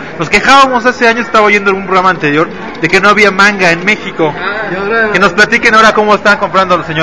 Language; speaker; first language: Spanish; native; Spanish